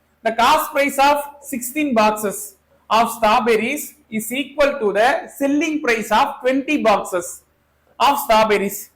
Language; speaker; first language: English; non-native, local second language; Tamil